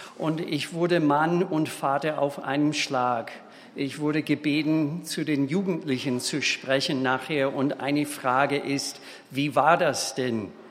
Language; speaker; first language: German; non-native, fluent; English